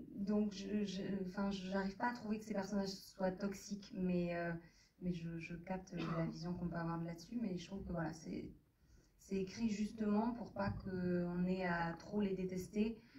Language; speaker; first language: French; native; French